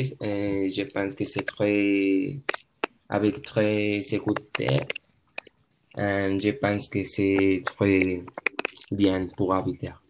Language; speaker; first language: French; non-native, learner; Spanish